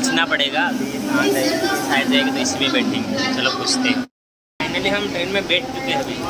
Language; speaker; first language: Hindi; non-native, local second language; Marathi